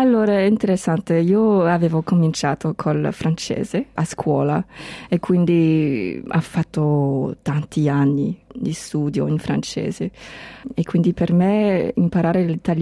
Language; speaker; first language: Italian; non-native, fluent; English